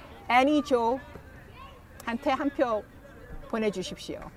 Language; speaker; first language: Korean; early bilingual, heritage; Korean